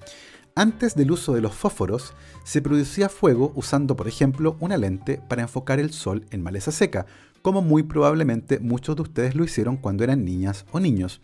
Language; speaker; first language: Spanish; native; Spanish